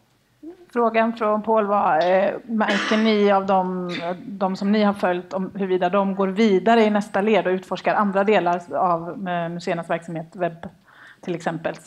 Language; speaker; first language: Swedish; native; Swedish